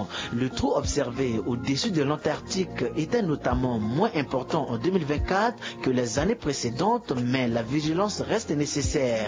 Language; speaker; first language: French; non-native, local second language; Sango